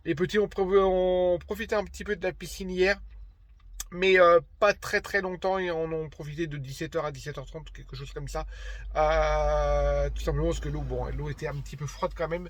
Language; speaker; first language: French; native; French